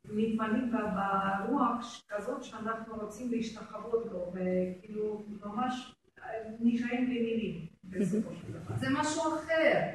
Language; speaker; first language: Hebrew; non-native, local second language; Arabic